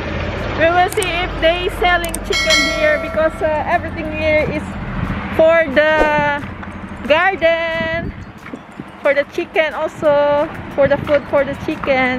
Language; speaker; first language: English; non-native, learner; Filipino